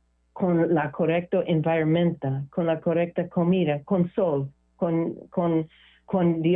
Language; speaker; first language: Spanish; non-native, learner; English